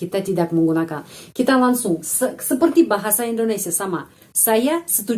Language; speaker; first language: Indonesian; non-native, fluent; Russian